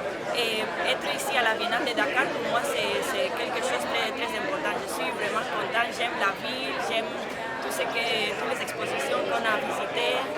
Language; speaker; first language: French; non-native, fluent; Spanish